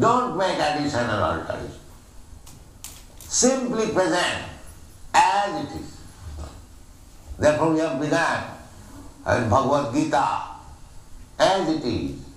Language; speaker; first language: English; non-native, local second language; Bangla